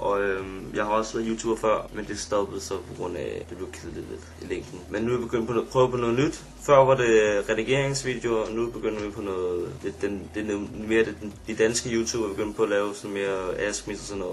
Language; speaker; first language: Danish; native; Danish